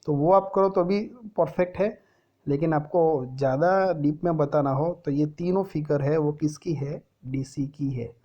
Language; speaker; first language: Hindi; non-native, local second language; Gujarati